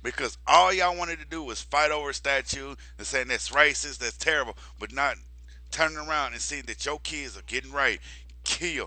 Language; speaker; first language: English; native; English